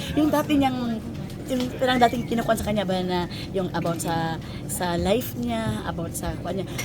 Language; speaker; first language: Filipino; non-native, local second language; Cebuano